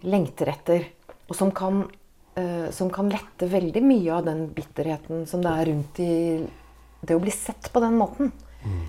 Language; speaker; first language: Norwegian; native; Norwegian